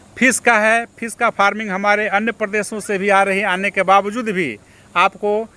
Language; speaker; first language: Hindi; native; Hindi